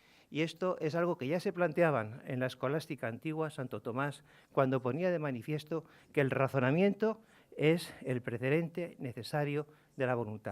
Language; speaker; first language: Spanish; native; Spanish